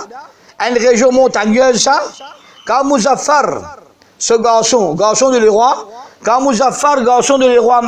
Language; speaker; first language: French; non-native, learner; Morisyen